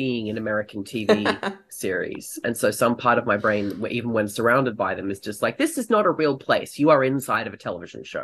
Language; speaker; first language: English; native; English